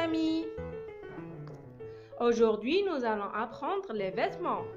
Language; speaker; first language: French; non-native, local second language; Arabic